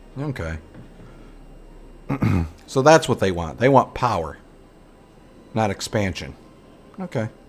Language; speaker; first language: English; native; English